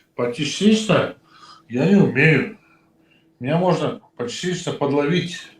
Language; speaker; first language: Russian; native; Russian